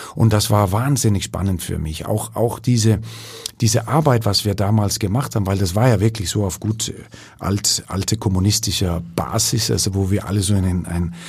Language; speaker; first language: German; non-native, fluent; Danish